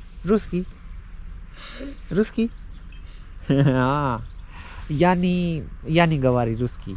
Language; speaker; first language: Russian; non-native, learner; Hindi